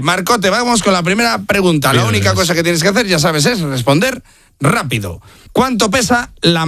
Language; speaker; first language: Spanish; native; Spanish